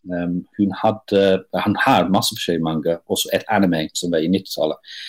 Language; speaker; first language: Norwegian; non-native, fluent; English